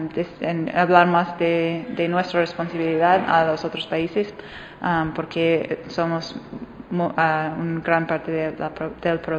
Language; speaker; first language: Spanish; non-native, fluent; English